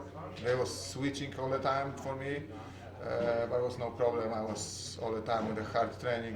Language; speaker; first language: English; non-native, fluent; Polish